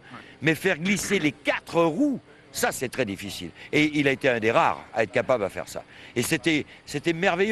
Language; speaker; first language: French; native; French